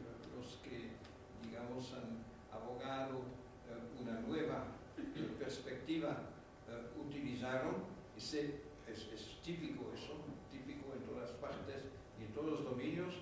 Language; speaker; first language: Spanish; non-native, fluent; French